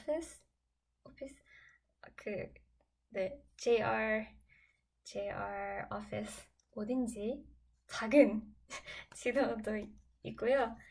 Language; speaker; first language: Korean; non-native, learner; English